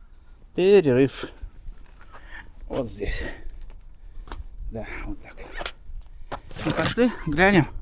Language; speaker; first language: Russian; native; Russian